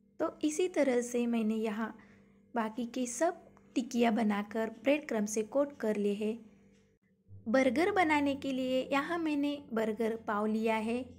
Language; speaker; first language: Hindi; non-native, local second language; Marathi